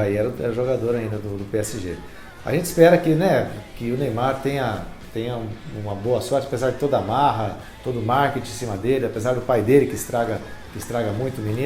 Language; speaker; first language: Portuguese; native; Portuguese